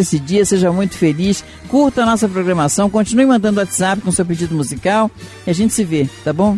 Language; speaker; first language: Portuguese; native; Portuguese